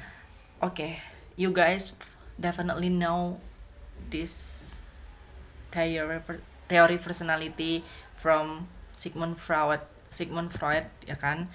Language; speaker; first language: English; non-native, learner; Indonesian